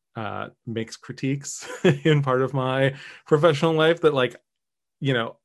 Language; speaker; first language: English; native; English